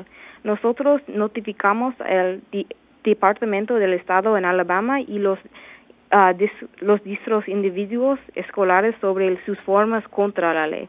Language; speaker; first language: Spanish; non-native, learner; English